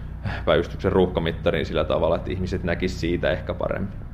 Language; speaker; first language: Finnish; native; Finnish